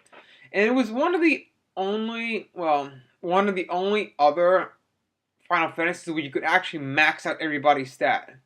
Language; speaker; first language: English; native; English